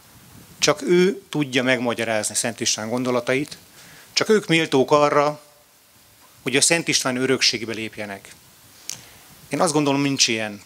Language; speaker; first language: Hungarian; native; Hungarian